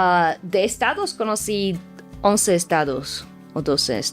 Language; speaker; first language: Spanish; non-native, fluent; Slovak